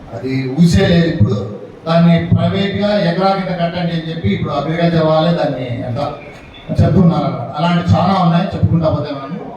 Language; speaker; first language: Telugu; native; Telugu